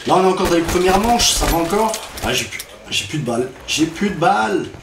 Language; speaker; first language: French; native; French